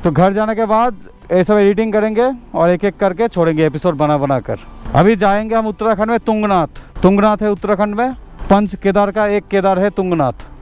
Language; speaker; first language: Hindi; non-native, local second language; Bangla